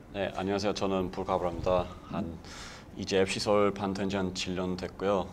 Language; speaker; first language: Korean; non-native, fluent; English